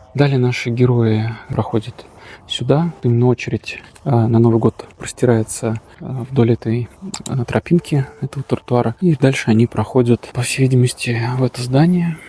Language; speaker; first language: Russian; native; Russian